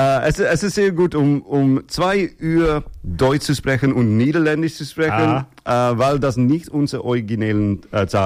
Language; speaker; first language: German; non-native, learner; Dutch